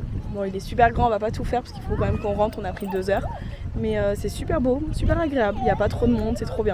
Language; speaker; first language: French; native; French